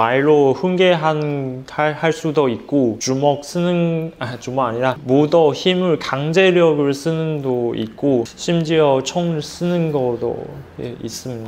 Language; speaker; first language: Korean; non-native, fluent; Chinese